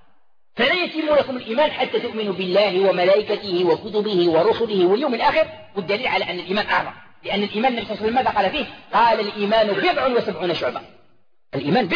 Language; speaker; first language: Arabic; native; Arabic